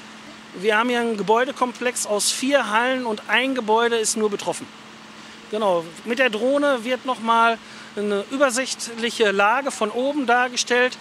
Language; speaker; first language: German; native; German